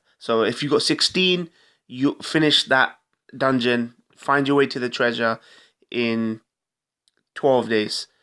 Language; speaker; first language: English; native; English